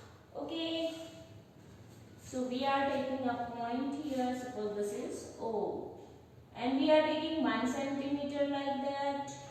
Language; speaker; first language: English; non-native, local second language; Hindi